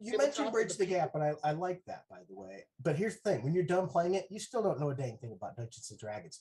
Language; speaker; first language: English; native; English